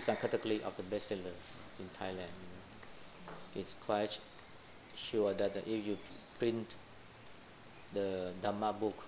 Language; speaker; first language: English; non-native, fluent; Thai